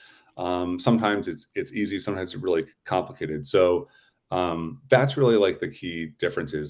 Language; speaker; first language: English; native; English